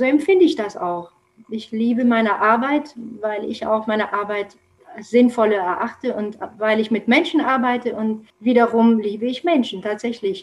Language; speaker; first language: German; non-native, fluent; Romanian